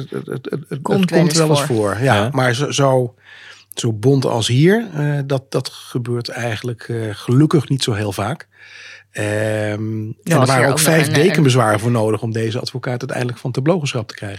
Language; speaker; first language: Dutch; native; Dutch